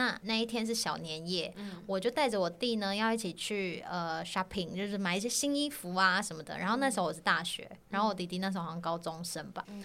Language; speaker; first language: Chinese; native; Chinese